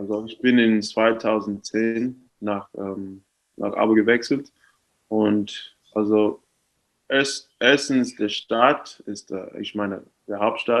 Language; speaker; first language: German; non-native, fluent; English